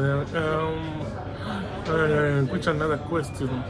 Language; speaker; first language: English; non-native, learner; Spanish